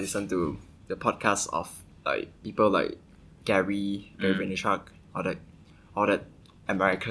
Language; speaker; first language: English; non-native, local second language; Chinese